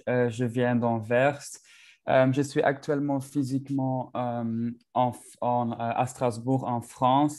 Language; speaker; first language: French; non-native, local second language; Dutch